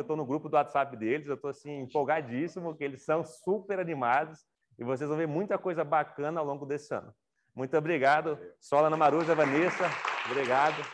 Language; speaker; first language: Portuguese; native; Portuguese